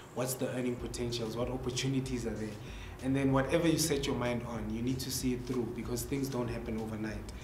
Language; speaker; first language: English; non-native, local second language; Tsonga